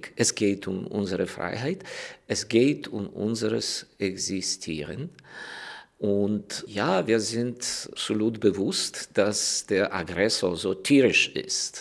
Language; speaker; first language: German; non-native, fluent; Ukrainian